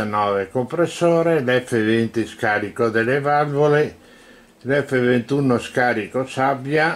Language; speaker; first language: Italian; native; Italian